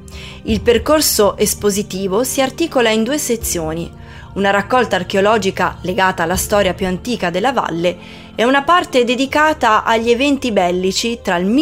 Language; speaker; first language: Italian; native; Italian